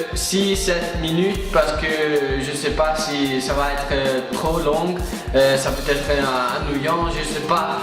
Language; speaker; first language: French; non-native, fluent; Italian